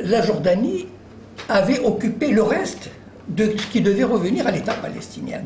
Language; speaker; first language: French; native; French